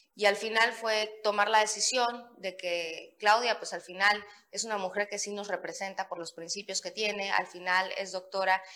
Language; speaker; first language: Spanish; native; Spanish